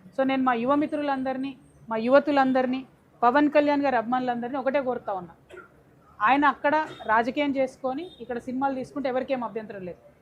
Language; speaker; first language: Telugu; native; Telugu